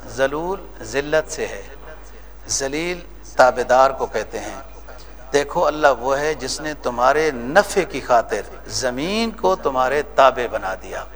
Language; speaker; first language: Urdu; non-native, local second language; Punjabi